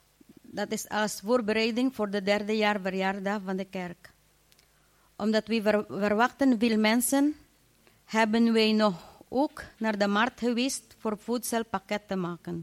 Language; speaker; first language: Dutch; non-native, fluent; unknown